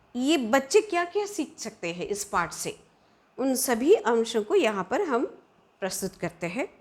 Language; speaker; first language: Hindi; non-native, local second language; Telugu